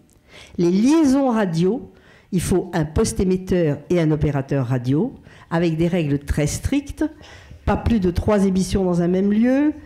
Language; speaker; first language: French; native; French